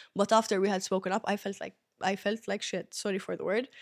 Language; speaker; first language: English; early bilingual, other home language; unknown